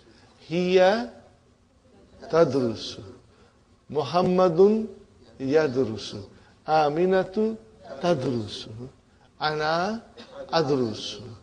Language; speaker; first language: Arabic; non-native, fluent; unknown